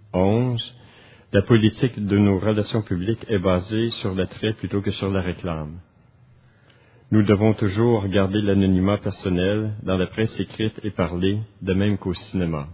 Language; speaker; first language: French; native; French